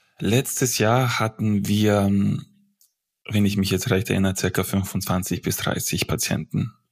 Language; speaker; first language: German; early bilingual, other home language; Serbian